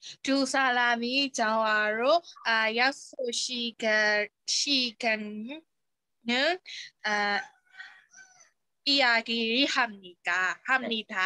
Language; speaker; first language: Korean; non-native, learner; Burmese